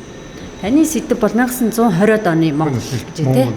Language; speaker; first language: Mongolian; native; Mongolian